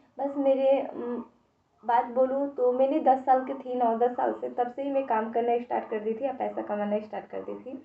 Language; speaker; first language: Hindi; native; Hindi